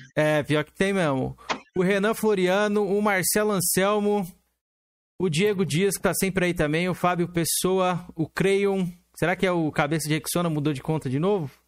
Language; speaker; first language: Portuguese; native; Portuguese